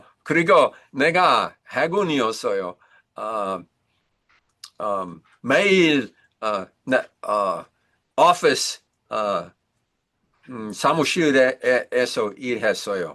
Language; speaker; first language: Korean; non-native, learner; English